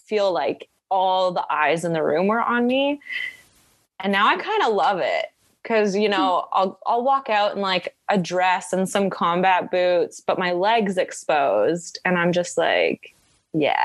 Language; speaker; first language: English; native; English